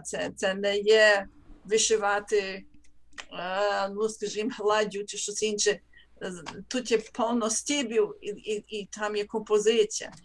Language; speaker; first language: Ukrainian; early bilingual, heritage; Ukrainian